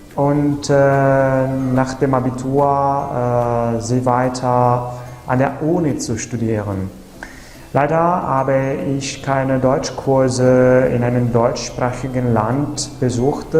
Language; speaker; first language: German; non-native, fluent; Italian